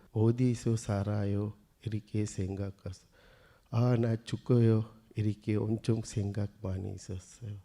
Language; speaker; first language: Korean; non-native, learner; Sinhala